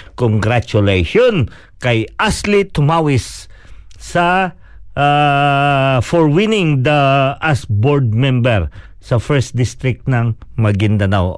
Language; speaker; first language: Filipino; non-native, local second language; Cebuano